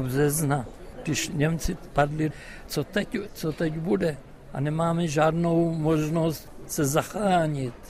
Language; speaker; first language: Czech; non-native, local second language; German